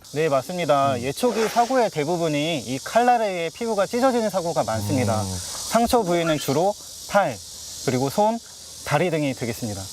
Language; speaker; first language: Korean; native; Korean